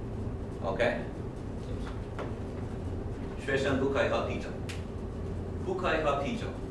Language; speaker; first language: Chinese; non-native, fluent; English